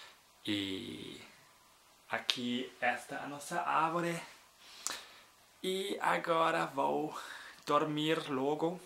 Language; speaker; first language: Portuguese; non-native, fluent; German